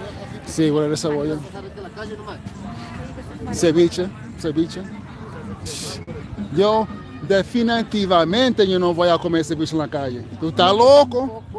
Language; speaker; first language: Spanish; non-native, fluent; English